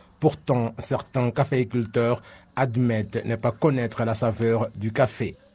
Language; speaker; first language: French; non-native, local second language; Kinyarwanda